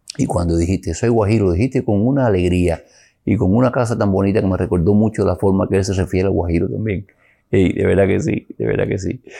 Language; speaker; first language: Spanish; early bilingual, other home language; English